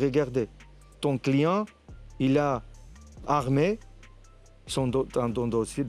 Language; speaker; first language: French; non-native, fluent; Armenian